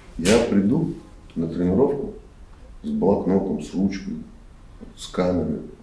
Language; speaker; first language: Russian; native; Russian